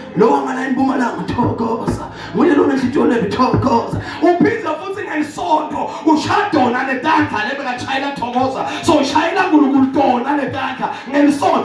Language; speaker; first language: Zulu; non-native, local second language; Swati